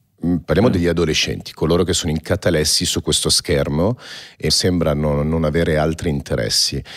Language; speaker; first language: Italian; native; Italian